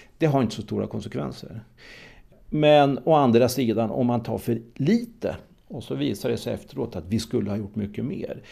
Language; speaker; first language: Swedish; native; Swedish